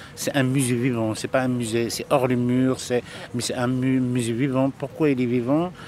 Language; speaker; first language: French; non-native, local second language; Arabic